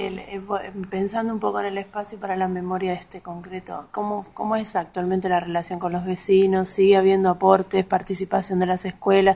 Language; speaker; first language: Spanish; native; Spanish